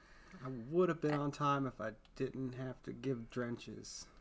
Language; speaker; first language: English; native; English